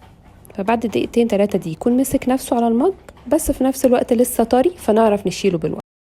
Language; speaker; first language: Arabic; native; Arabic